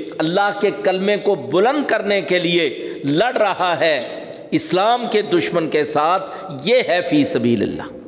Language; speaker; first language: Urdu; native; Urdu